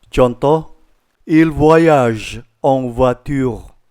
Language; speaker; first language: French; non-native, fluent; Indonesian